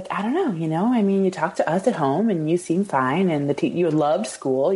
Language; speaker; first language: English; native; English